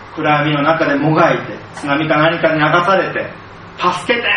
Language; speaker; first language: Japanese; native; Japanese